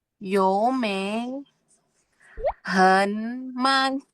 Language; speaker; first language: Chinese; non-native, learner; Indonesian